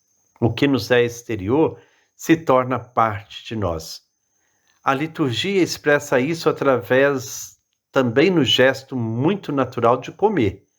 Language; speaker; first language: Portuguese; native; Portuguese